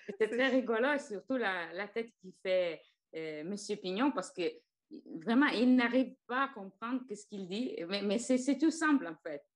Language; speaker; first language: French; non-native, fluent; Italian